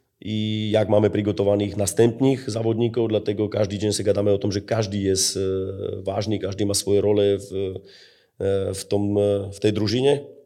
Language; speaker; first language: Polish; non-native, learner; Slovak